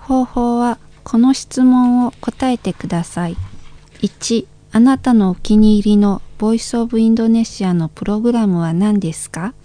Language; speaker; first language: Japanese; non-native, fluent; Indonesian